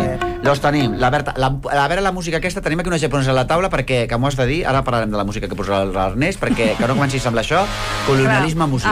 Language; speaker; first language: Catalan; native; Catalan